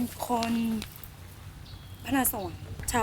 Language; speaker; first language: Thai; non-native, local second language; Akha